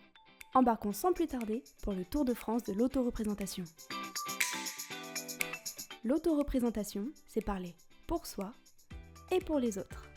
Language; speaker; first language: French; native; French